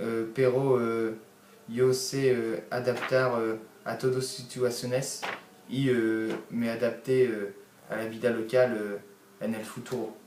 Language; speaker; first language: Spanish; non-native, learner; French